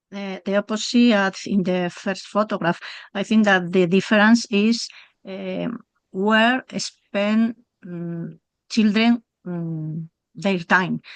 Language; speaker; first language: English; non-native, learner; Spanish